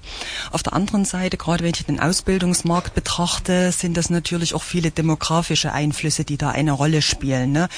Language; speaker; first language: German; native; German